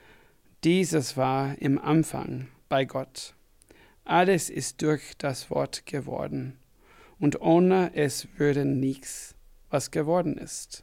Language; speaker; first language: German; non-native, fluent; English